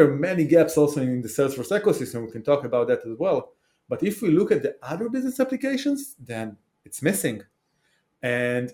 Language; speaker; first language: English; non-native, fluent; Hebrew